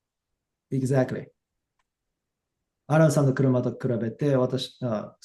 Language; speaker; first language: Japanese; non-native, fluent; English